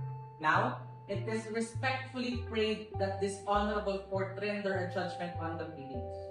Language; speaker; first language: English; non-native, local second language; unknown